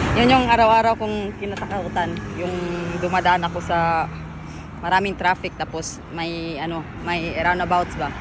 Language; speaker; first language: Filipino; native; Filipino